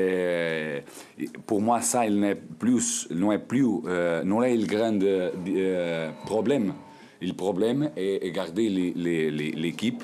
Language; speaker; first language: French; non-native, learner; Portuguese